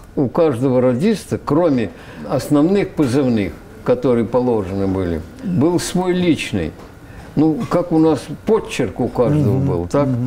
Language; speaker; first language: Russian; native; Russian